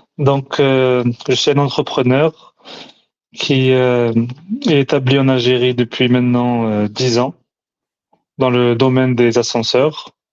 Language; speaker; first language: French; early bilingual, other home language; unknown